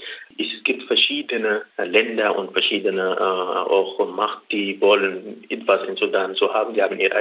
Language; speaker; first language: German; non-native, learner; Arabic